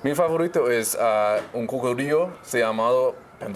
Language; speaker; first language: Spanish; non-native, learner; English